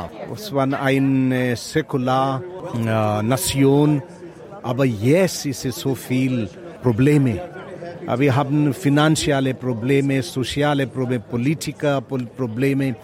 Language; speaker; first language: German; non-native, learner; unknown